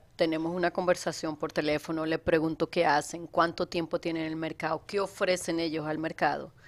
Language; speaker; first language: Spanish; native; Spanish